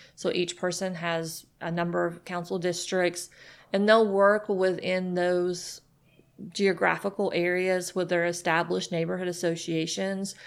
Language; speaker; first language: English; native; English